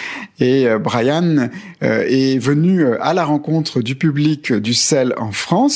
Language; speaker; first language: French; native; French